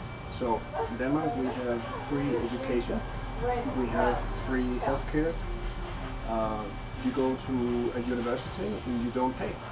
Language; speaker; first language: English; non-native, fluent; Danish